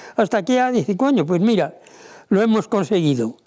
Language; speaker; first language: Spanish; non-native, local second language; Galician